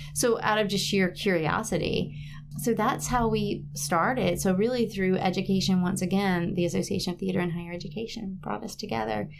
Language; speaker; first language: English; native; English